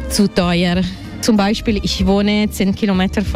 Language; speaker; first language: German; non-native, learner; Italian